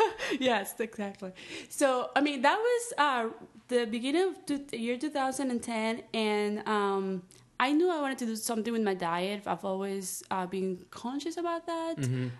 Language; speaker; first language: English; non-native, fluent; Spanish